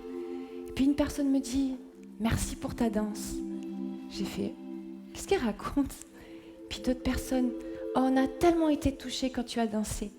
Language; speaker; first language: French; native; French